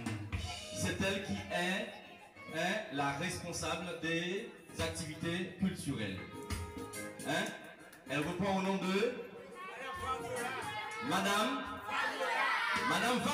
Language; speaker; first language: French; non-native, local second language; Haitian Creole